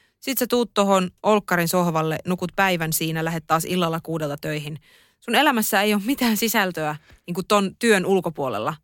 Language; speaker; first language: Finnish; native; Finnish